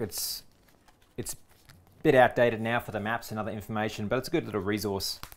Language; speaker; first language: English; native; English